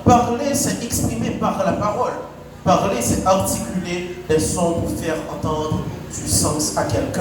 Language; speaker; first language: French; non-native, local second language; Haitian Creole